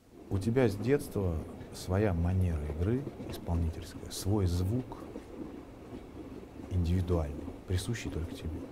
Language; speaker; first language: Russian; native; Russian